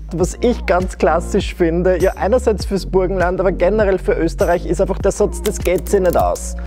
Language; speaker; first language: German; native; German